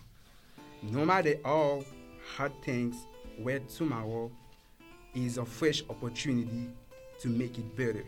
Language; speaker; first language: English; non-native, learner; Haitian Creole